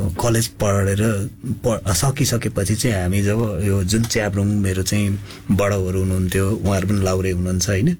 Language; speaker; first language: Nepali; non-native, local second language; Limburgish